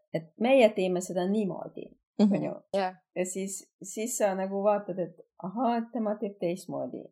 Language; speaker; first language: Estonian; non-native, fluent; Hungarian